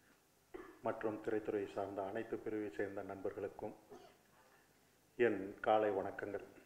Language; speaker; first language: Tamil; native; Tamil